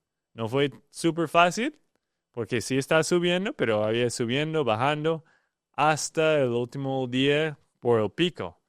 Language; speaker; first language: Spanish; non-native, learner; English